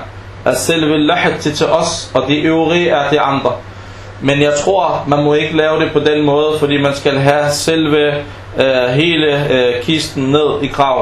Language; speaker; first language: Danish; non-native, fluent; Arabic